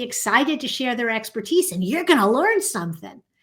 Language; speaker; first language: English; native; English